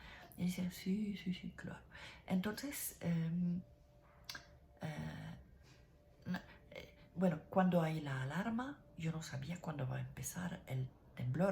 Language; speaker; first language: Spanish; non-native, learner; French